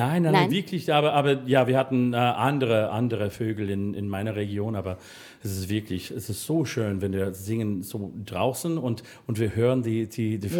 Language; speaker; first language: German; non-native, learner; English